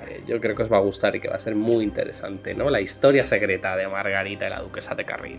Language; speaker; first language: Spanish; native; Spanish